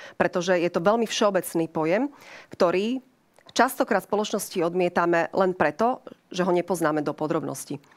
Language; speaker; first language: Slovak; native; Slovak